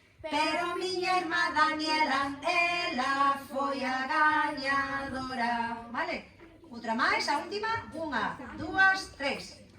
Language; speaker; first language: Galician; native; Galician